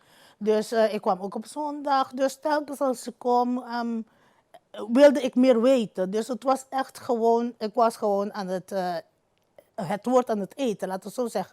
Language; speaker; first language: Dutch; non-native, local second language; Papiamento